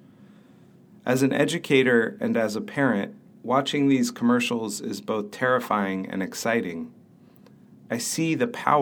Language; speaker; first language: English; native; English